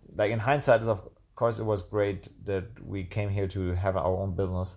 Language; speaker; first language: English; non-native, fluent; German